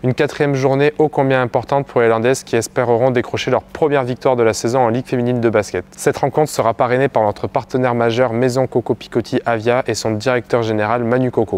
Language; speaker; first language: French; native; French